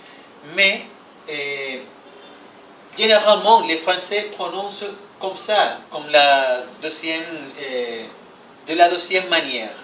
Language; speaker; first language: French; non-native, fluent; Spanish